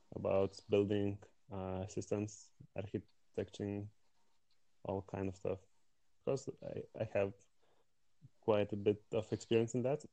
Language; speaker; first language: English; non-native, fluent; Lithuanian